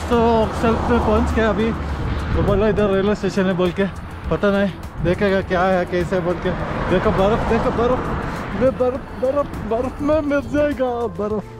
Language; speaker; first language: Hindi; non-native, local second language; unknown